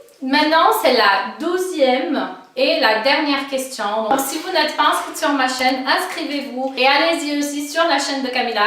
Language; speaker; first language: French; non-native, fluent; Portuguese